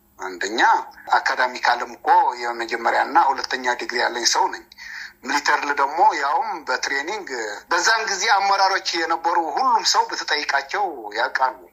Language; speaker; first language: Amharic; non-native, local second language; Tigrinya